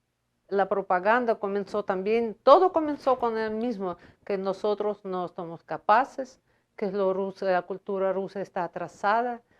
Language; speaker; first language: Spanish; non-native, fluent; Russian